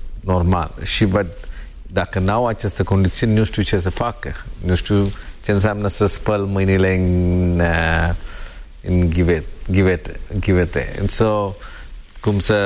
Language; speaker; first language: Romanian; non-native, learner; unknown